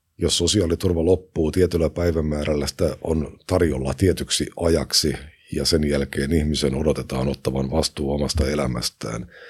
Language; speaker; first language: Finnish; native; Finnish